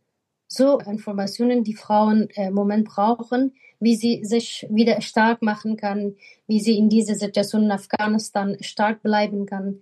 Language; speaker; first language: German; non-native, fluent; Persian